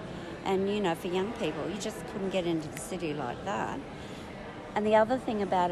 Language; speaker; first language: English; native; English